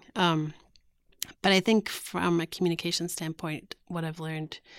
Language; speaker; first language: English; native; English